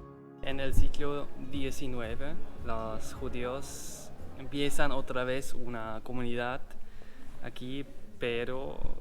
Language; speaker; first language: Spanish; non-native, learner; German